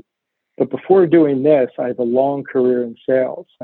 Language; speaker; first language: English; native; English